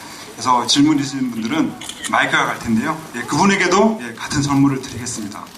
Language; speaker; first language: Korean; native; Korean